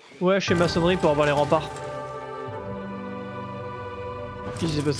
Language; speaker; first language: French; native; French